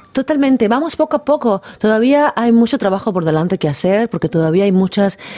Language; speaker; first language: Spanish; native; Spanish